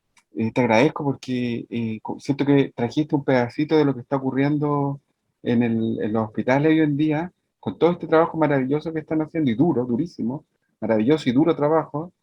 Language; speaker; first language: Spanish; native; Spanish